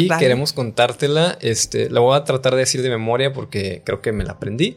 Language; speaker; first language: Spanish; native; Spanish